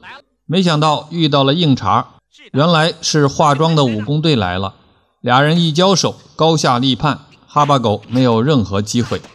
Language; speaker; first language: Chinese; native; Chinese